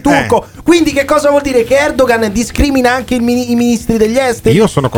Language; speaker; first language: Italian; native; Italian